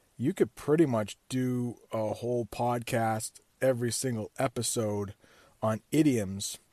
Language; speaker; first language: English; native; English